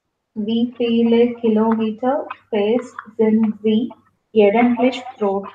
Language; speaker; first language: German; non-native, learner; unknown